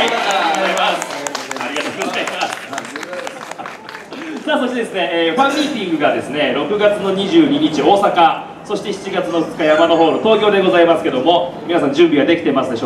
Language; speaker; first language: Japanese; native; Japanese